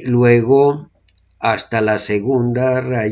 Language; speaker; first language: Spanish; native; Spanish